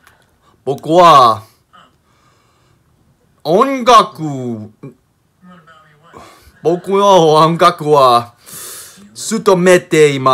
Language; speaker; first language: Japanese; non-native, learner; English